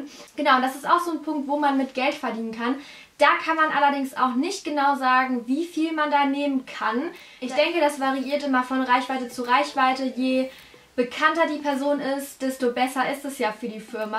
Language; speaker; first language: German; native; German